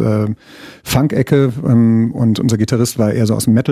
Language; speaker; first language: German; native; German